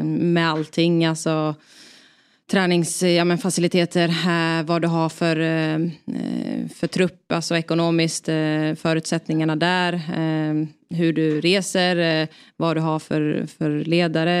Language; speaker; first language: Swedish; native; Swedish